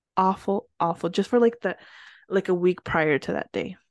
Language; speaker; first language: English; early bilingual, other home language; Spanish